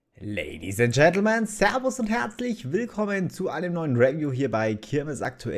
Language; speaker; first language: German; native; German